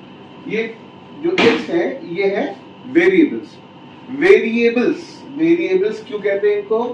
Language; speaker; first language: Hindi; native; Hindi